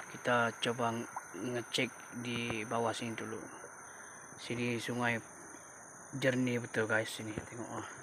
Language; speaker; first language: Malay; non-native, local second language; Iban